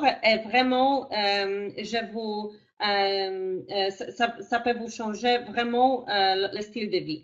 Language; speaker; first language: French; non-native, fluent; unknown